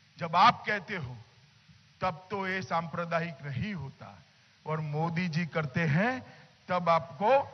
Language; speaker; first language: Hindi; non-native, local second language; Gujarati